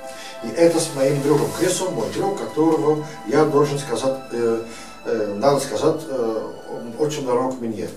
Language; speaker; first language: Russian; non-native, learner; Dutch